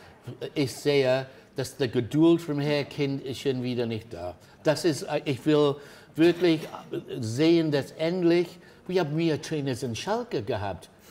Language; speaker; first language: German; non-native, learner; English